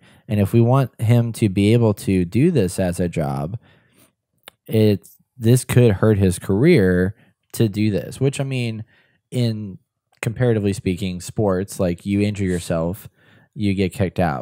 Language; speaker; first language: English; native; English